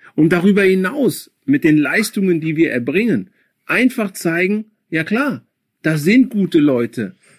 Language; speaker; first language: German; early bilingual, other home language; Akan